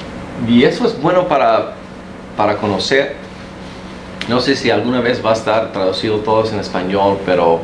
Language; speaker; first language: Spanish; early bilingual, heritage; Spanish